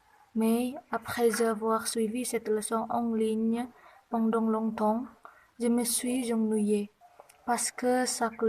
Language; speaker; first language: French; non-native, learner; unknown